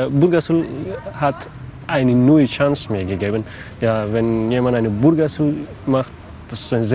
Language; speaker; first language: German; non-native, learner; Persian